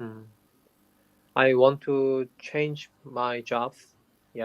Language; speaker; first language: English; non-native, learner; Korean